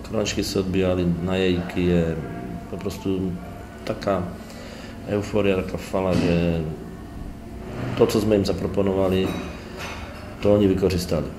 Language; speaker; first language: Polish; non-native, learner; Slovak